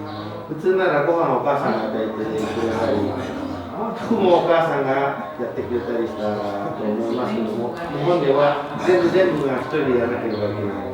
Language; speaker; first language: Japanese; non-native, fluent; Indonesian